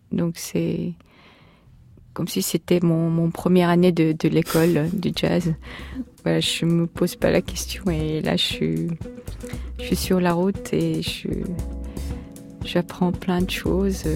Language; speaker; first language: French; non-native, fluent; Korean